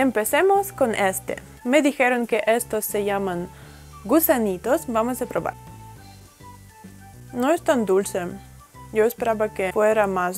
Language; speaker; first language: Spanish; non-native, fluent; Russian